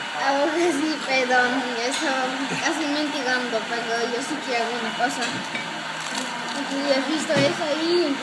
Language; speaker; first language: Spanish; non-native, learner; Dutch